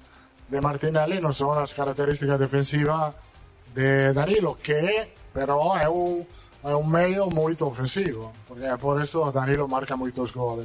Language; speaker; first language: Portuguese; non-native, fluent; Italian